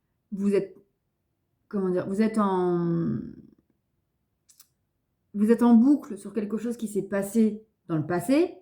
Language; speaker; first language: French; native; French